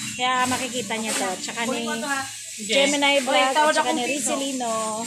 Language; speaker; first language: Filipino; non-native, local second language; Cebuano